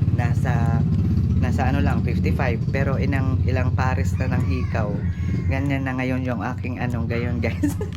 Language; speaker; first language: Filipino; non-native, local second language; Waray